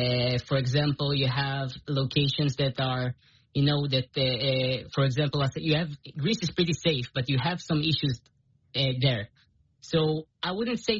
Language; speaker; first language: English; non-native, fluent; Hebrew